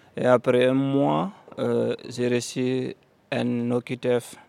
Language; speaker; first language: French; non-native, local second language; Fula